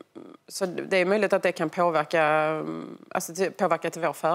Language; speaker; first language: Swedish; native; Swedish